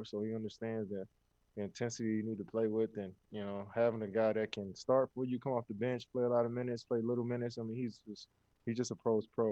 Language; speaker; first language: English; native; English